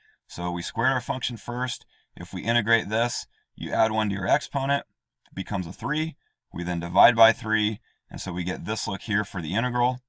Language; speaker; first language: English; native; English